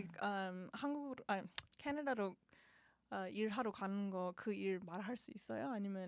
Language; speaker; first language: Korean; early bilingual, heritage; Korean